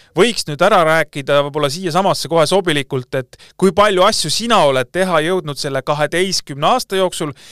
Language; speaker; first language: Estonian; native; Estonian